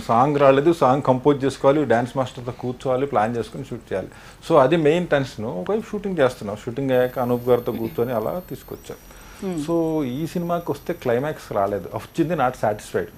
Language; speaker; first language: Telugu; native; Telugu